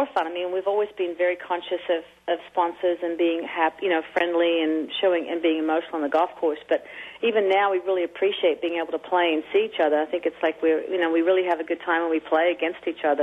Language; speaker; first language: English; native; English